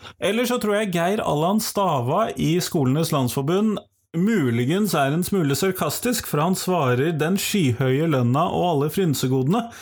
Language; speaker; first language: Norwegian; native; Norwegian